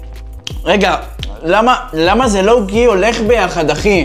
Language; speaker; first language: Hebrew; native; Hebrew